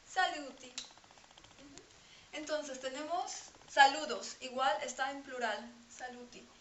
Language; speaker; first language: Spanish; non-native, fluent; French